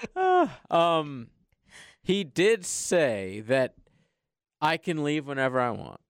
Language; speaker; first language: English; native; English